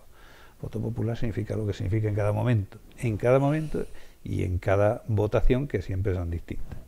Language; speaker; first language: Spanish; native; Spanish